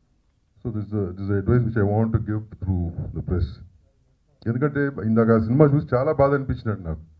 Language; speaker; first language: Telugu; native; Telugu